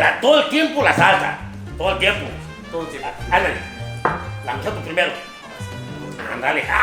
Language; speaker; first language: Spanish; native; Spanish